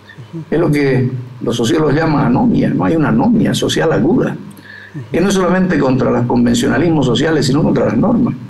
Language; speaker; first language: Spanish; native; Spanish